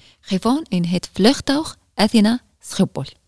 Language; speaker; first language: Dutch; non-native, learner; Arabic